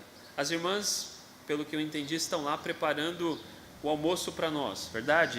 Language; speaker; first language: Portuguese; native; Portuguese